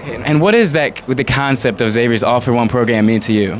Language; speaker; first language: English; native; English